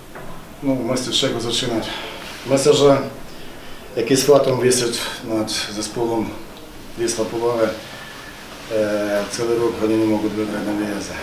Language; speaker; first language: Polish; non-native, learner; Ukrainian